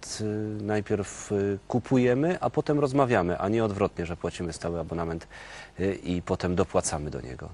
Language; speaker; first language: Polish; native; Polish